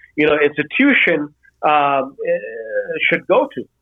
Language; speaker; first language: English; non-native, local second language; Bangla